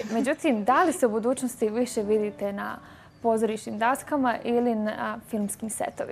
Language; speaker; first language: Croatian; native; Croatian